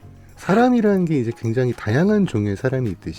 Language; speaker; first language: Korean; native; Korean